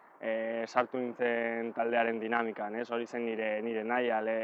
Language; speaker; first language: Basque; non-native, local second language; Spanish